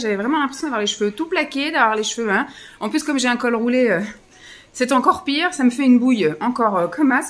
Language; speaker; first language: French; native; French